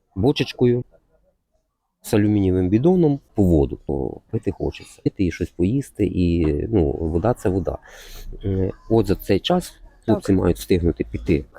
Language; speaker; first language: Ukrainian; native; Ukrainian